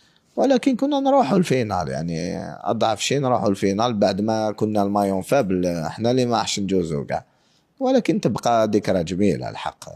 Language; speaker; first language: Arabic; native; Arabic